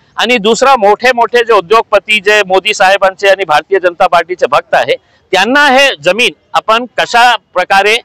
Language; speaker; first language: Marathi; non-native, local second language; Urdu